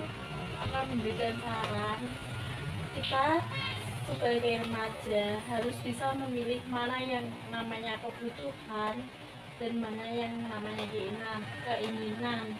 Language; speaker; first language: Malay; non-native, local second language; Javanese